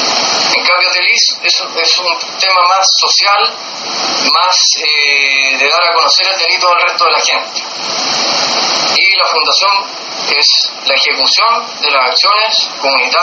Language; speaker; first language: Spanish; native; Spanish